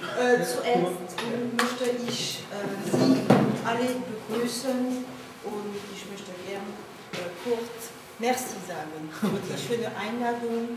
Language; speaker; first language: German; non-native, learner; French